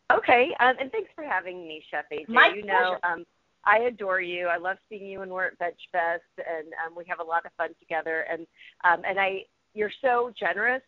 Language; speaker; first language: English; native; English